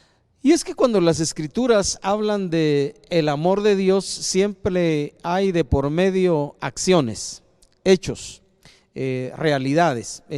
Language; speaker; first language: Spanish; native; Spanish